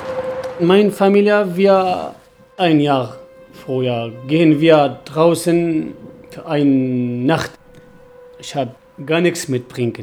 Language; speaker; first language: German; non-native, learner; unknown